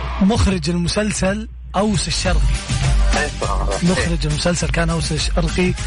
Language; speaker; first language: Arabic; native; Arabic